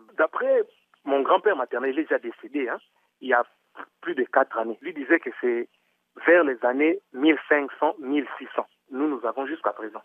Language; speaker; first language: French; non-native, local second language; Kongo